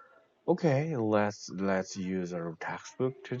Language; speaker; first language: English; non-native, learner; Korean